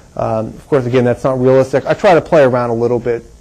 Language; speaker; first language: English; native; English